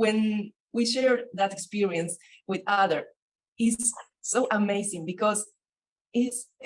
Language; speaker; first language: English; non-native, learner; Spanish